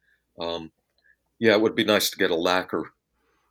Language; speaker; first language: English; native; English